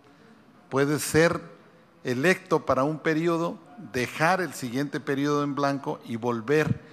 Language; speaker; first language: Spanish; native; Spanish